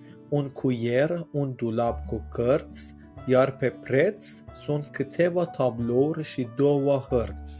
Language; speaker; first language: Romanian; non-native, fluent; Persian